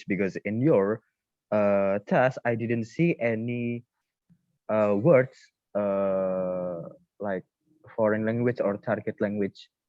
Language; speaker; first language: English; non-native, learner; Indonesian